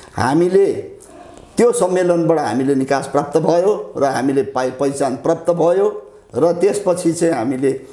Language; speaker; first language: Nepali; non-native, local second language; Limbu